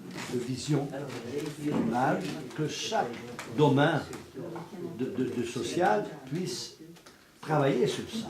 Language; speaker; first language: French; non-native, fluent; Italian